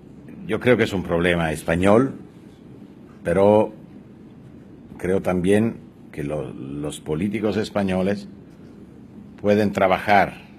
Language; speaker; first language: Spanish; non-native, fluent; Italian